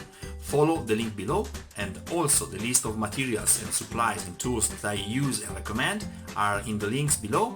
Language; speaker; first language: English; non-native, fluent; Italian